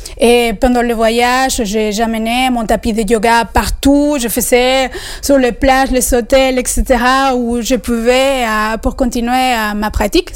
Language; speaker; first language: French; non-native, fluent; Spanish